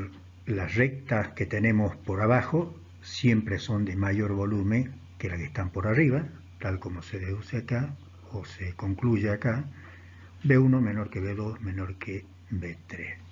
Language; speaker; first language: Spanish; native; Spanish